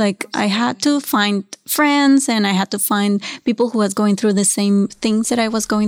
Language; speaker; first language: English; non-native, fluent; Spanish